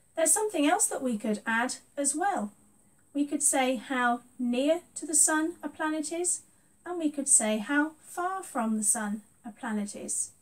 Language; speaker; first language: English; native; English